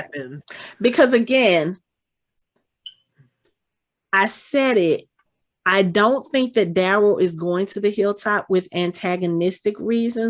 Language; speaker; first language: English; native; English